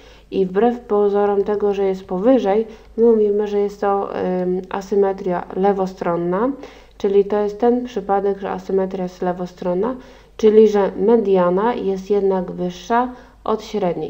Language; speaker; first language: Polish; native; Polish